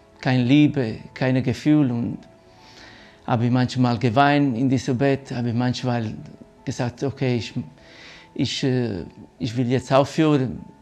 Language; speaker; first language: German; non-native, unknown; Italian